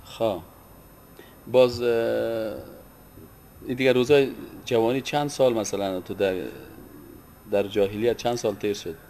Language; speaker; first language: Persian; native; Persian